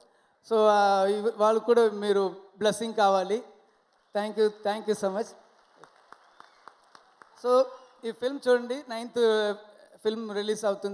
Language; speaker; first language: Telugu; non-native, learner; Tamil